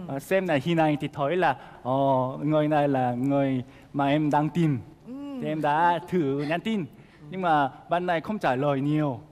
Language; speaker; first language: Vietnamese; non-native, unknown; Korean